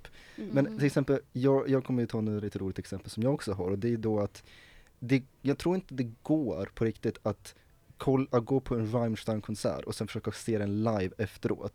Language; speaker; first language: Swedish; native; Swedish